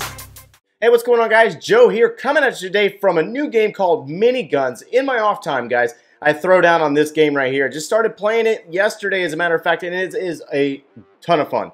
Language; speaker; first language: English; native; English